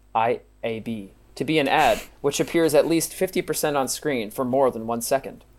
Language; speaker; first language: English; native; English